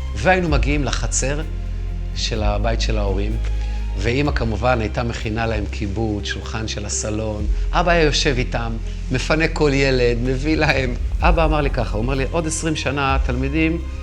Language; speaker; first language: Hebrew; native; Hebrew